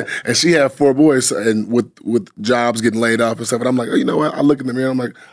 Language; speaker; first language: English; native; English